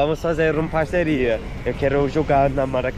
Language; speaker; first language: Portuguese; non-native, learner; English